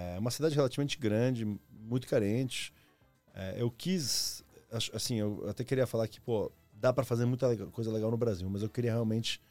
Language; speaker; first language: Portuguese; early bilingual, other home language; Spanish